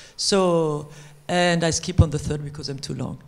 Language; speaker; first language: English; non-native, fluent; French